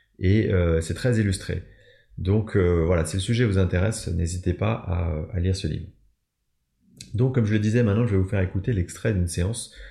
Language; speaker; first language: French; native; French